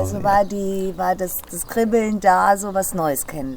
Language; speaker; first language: German; native; German